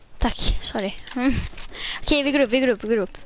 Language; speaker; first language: Swedish; native; Swedish